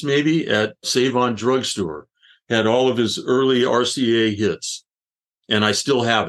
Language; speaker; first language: English; native; English